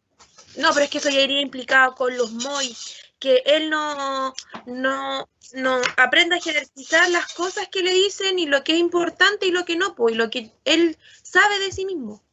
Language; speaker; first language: Spanish; native; Spanish